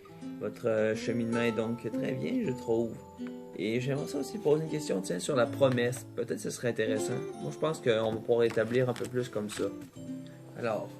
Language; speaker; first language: French; native; French